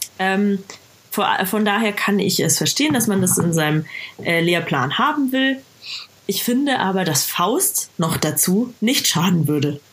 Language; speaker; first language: German; native; German